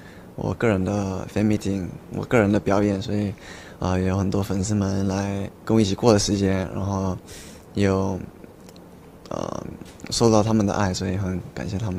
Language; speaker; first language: Chinese; early bilingual, heritage; Chinese